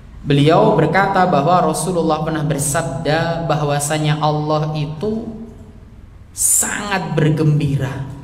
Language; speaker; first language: Indonesian; non-native, local second language; Javanese